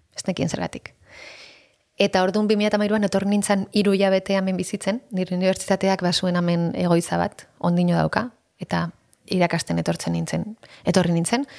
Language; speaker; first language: Basque; non-native, local second language; Spanish